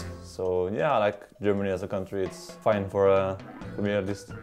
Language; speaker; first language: English; non-native, fluent; Danish